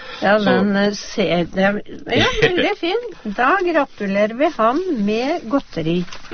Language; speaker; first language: Norwegian; native; Norwegian